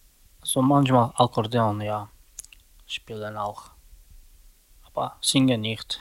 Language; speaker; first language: German; non-native, learner; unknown